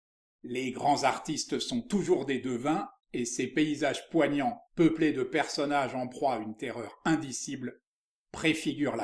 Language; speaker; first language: French; native; French